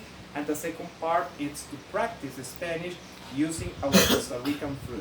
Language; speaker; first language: English; non-native, fluent; Spanish